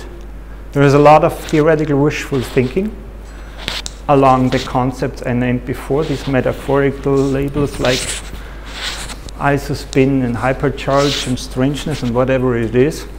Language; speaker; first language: English; non-native, fluent; German